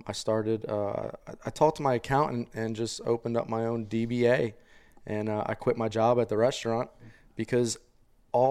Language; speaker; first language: English; native; English